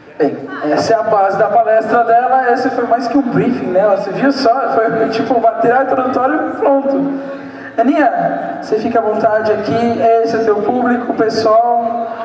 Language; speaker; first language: Portuguese; native; Portuguese